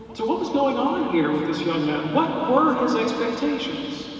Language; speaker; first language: English; native; English